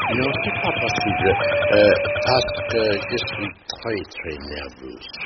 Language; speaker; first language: French; non-native, learner; English